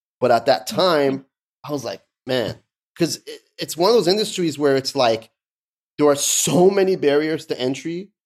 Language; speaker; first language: English; early bilingual, other home language; Persian